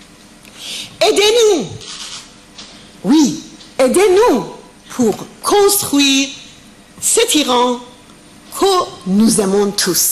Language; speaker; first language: French; non-native, fluent; Persian